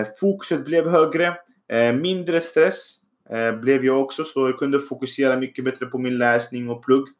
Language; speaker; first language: Swedish; early bilingual, other home language; Arabic